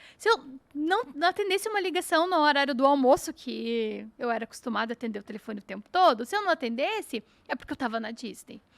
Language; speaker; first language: Portuguese; native; Portuguese